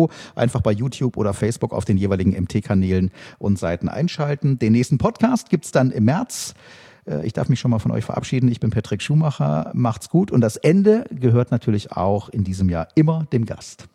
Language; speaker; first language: German; native; German